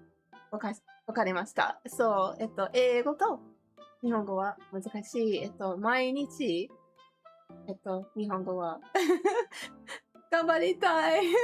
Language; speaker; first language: Japanese; non-native, learner; English